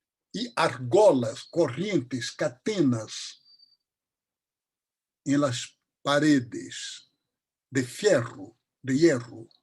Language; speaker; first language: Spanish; non-native, learner; Portuguese